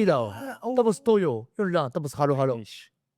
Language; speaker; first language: Filipino; non-native, learner; Japanese